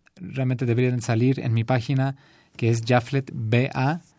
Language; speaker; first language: Spanish; early bilingual, heritage; Spanish